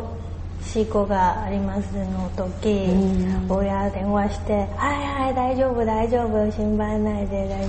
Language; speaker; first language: Japanese; non-native, learner; Chinese